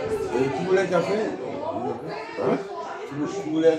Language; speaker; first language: French; non-native, fluent; Spanish